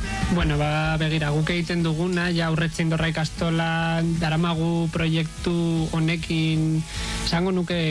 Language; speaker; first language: Basque; native; Basque